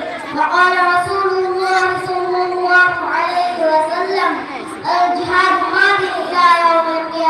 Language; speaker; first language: Arabic; non-native, learner; Bangla